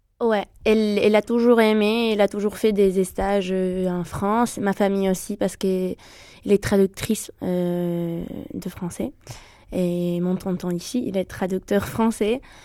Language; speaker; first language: French; non-native, fluent; Spanish